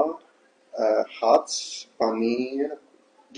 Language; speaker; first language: Armenian; non-native, learner; English